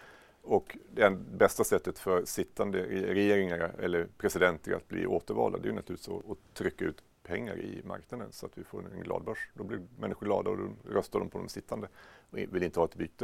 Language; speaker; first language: Swedish; native; Swedish